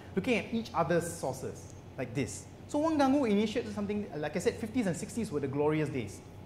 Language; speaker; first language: English; non-native, local second language; Malay